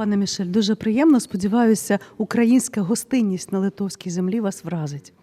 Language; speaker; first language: Ukrainian; native; Ukrainian